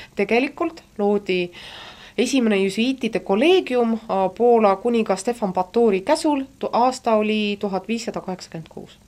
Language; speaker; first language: Estonian; non-native, local second language; Russian